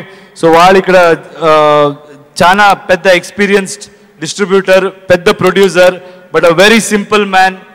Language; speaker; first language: Telugu; non-native, learner; Kannada